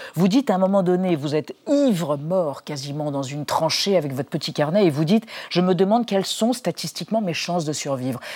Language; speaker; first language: French; native; French